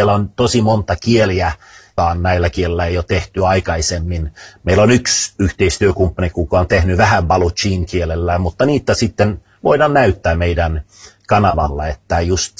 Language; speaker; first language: Finnish; early bilingual, other home language; Swedish